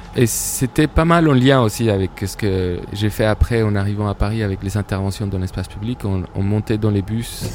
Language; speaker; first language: French; non-native, fluent; Spanish